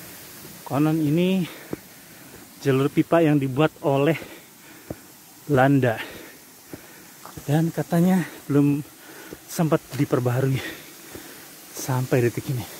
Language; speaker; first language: Indonesian; native; Indonesian